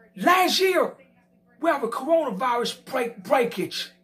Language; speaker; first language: English; native; English